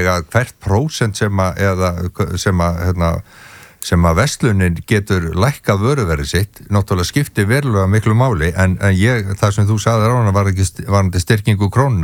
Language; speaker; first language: Icelandic; native; Icelandic